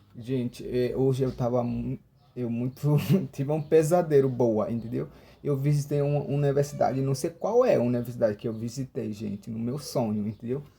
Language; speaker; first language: Portuguese; non-native, local second language; Ticuna